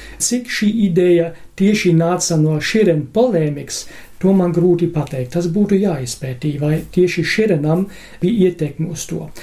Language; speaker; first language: Latvian; non-native, fluent; German